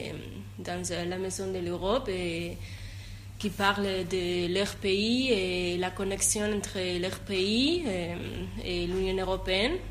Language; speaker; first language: French; non-native, learner; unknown